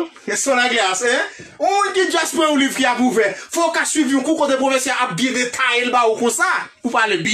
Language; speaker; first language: French; non-native, local second language; Haitian Creole